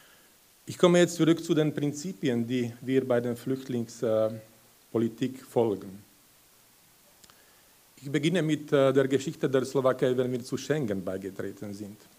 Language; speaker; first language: German; non-native, fluent; Slovak